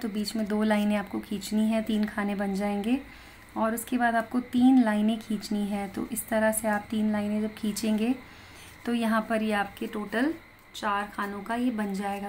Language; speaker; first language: Hindi; native; Hindi